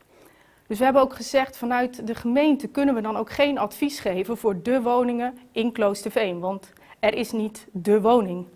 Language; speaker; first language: Dutch; native; Dutch